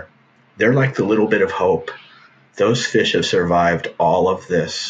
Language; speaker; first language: English; native; English